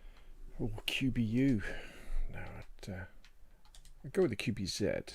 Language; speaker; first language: English; native; English